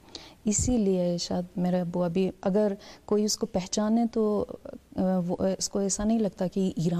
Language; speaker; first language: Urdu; non-native, fluent; Persian